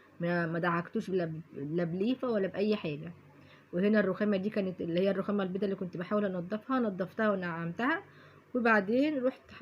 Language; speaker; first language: Arabic; native; Arabic